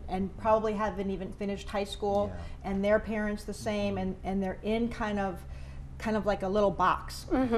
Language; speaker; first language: English; native; English